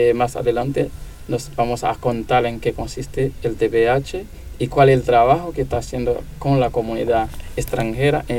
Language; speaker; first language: Spanish; non-native, learner; Haitian Creole